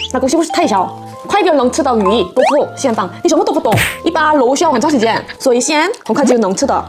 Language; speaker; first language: Chinese; non-native, learner; Korean